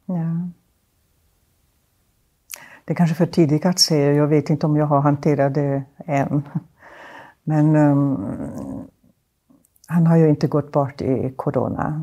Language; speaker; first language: Swedish; non-native, fluent; German